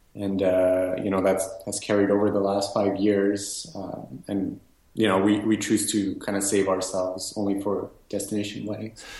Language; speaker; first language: English; native; English